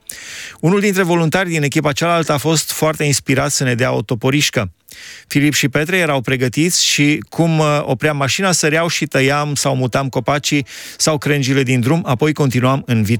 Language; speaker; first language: Romanian; native; Romanian